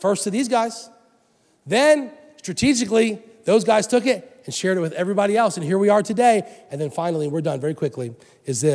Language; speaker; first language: English; native; English